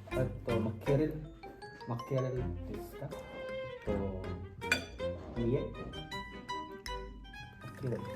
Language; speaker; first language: Japanese; non-native, learner; Filipino